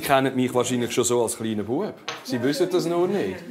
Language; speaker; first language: German; native; German